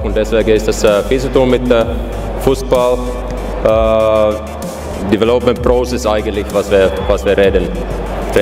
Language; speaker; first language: German; non-native, fluent; Finnish